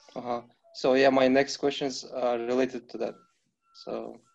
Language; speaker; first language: English; non-native, fluent; Kazakh